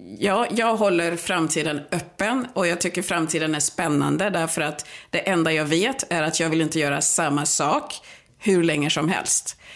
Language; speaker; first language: Swedish; early bilingual, other home language; Swahili